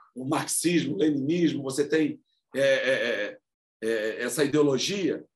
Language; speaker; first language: Portuguese; native; Portuguese